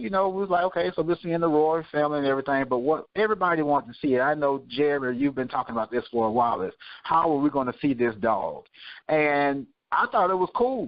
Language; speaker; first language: English; native; English